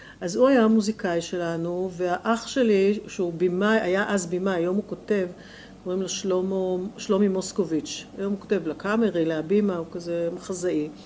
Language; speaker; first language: Hebrew; native; Hebrew